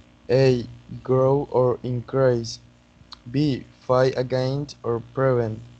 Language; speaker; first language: English; non-native, learner; Spanish